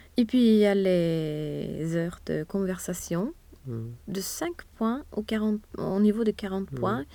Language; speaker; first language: French; non-native, fluent; Swedish